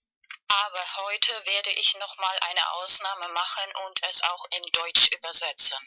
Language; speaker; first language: German; non-native, learner; Spanish